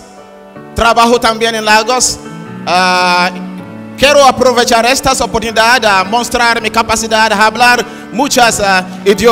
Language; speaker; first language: Spanish; non-native, learner; Yoruba